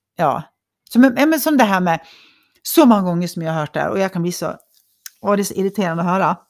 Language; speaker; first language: Swedish; native; Swedish